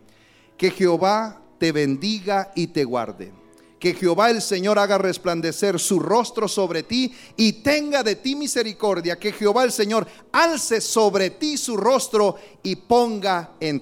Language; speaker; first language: Spanish; native; Spanish